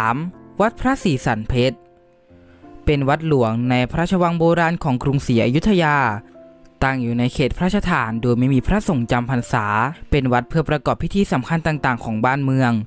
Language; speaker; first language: Thai; native; Thai